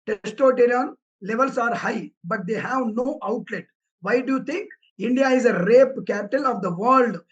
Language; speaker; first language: English; non-native, local second language; Telugu